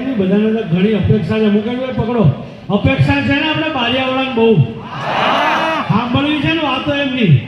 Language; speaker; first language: Gujarati; native; Gujarati